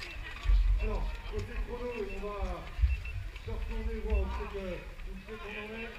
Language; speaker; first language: French; native; French